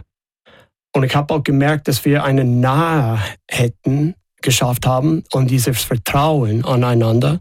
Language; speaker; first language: German; non-native, fluent; English